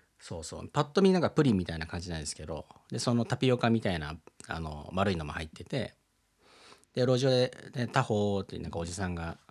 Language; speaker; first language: Japanese; native; Japanese